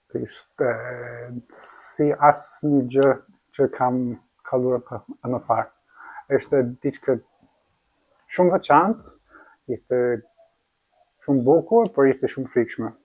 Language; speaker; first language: Albanian; non-native, learner; English